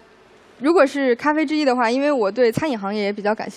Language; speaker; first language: Chinese; native; Chinese